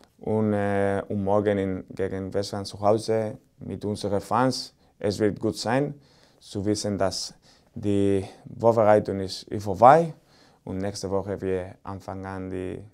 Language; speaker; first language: German; non-native, learner; Spanish